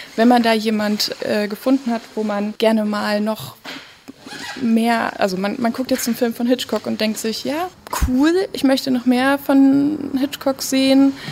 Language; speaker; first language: German; native; German